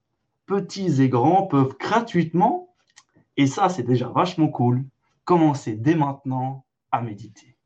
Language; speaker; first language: French; native; French